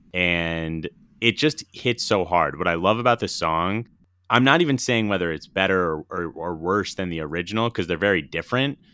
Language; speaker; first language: English; native; English